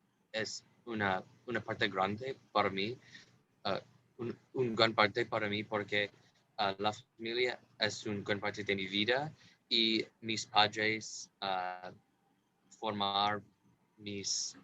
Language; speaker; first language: Spanish; non-native, learner; English